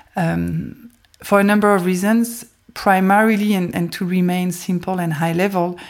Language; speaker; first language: English; non-native, fluent; French